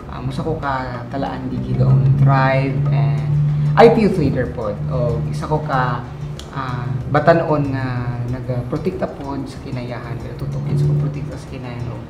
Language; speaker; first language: Cebuano; non-native, local second language; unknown